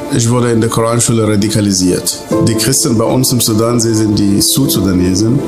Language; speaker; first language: German; non-native, fluent; Arabic